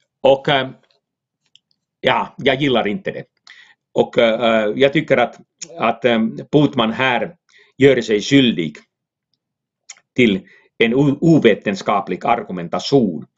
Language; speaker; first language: Swedish; non-native, local second language; Finnish